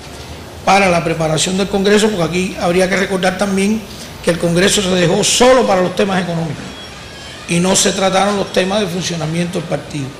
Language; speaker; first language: Spanish; native; Spanish